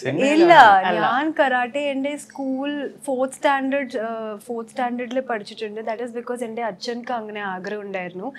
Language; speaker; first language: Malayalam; early bilingual, heritage; Malayalam